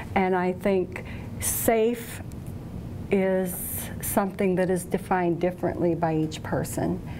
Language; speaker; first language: English; native; English